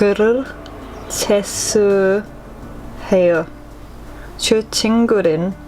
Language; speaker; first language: Korean; non-native, learner; English